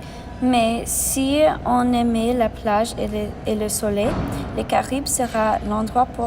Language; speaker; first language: French; non-native, learner; English